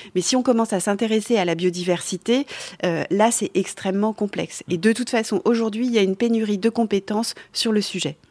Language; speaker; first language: French; native; French